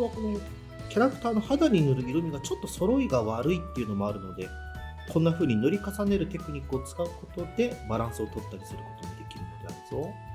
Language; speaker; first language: Japanese; native; Japanese